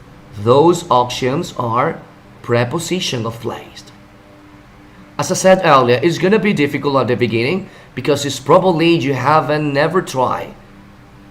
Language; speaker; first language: English; non-native, fluent; Spanish